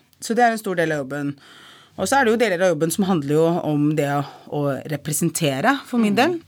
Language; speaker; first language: Norwegian; early bilingual, other home language; Arabic